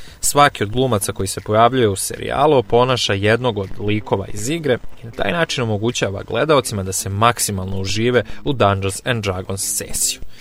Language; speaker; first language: Serbian; native; Serbian